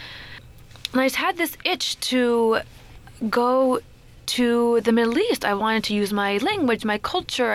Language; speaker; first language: English; native; English